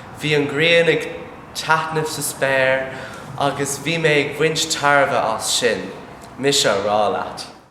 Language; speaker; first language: Irish; non-native, local second language; English